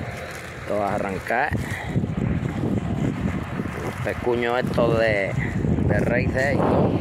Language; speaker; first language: Spanish; native; Spanish